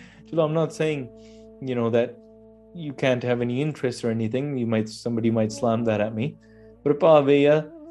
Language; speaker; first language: English; early bilingual, other home language; Punjabi